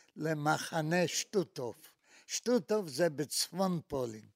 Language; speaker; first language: Hebrew; non-native, fluent; Polish